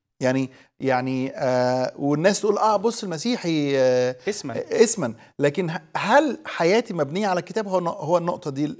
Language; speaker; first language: Arabic; native; Arabic